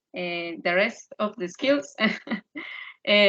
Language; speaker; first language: English; non-native, learner; Spanish